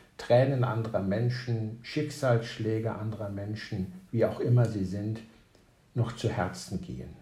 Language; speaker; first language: German; native; German